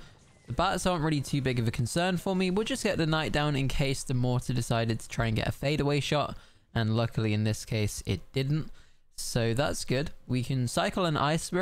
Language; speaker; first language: English; native; English